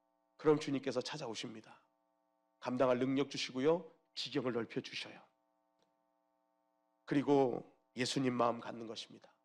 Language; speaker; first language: Korean; native; Korean